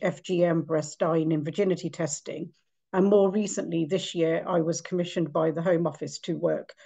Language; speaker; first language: English; native; English